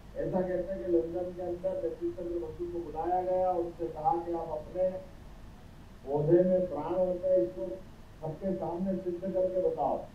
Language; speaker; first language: Hindi; native; Hindi